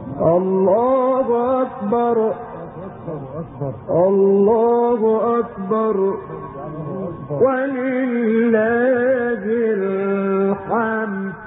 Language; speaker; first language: Arabic; native; Arabic